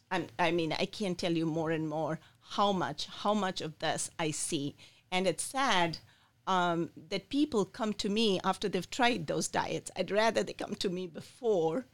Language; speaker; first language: English; non-native, local second language; Bangla